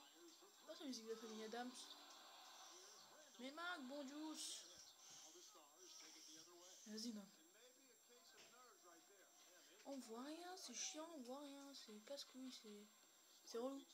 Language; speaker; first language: French; native; French